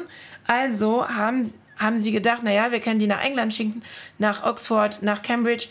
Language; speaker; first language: German; non-native, fluent; French